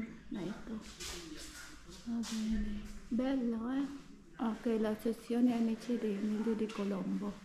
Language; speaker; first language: Italian; non-native, learner; Filipino